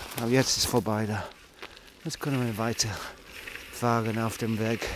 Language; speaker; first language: German; non-native, learner; English